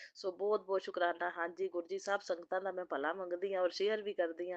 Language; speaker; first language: Hindi; non-native, local second language; Punjabi